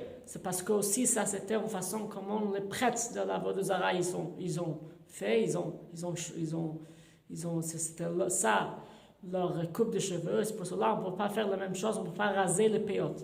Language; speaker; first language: French; non-native, fluent; English